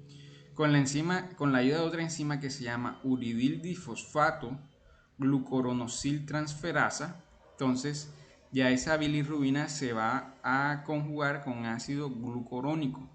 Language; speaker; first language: Spanish; native; Spanish